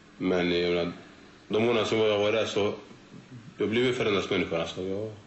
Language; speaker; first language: Swedish; early bilingual, other home language; Turoyo